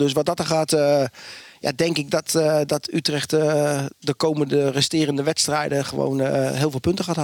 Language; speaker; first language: Dutch; native; Dutch